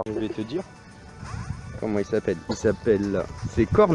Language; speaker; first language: French; native; French